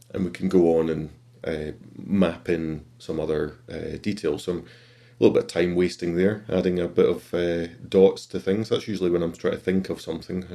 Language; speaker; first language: English; native; English